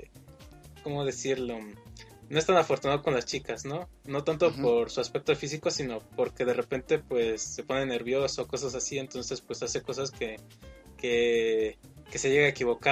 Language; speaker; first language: Spanish; native; Spanish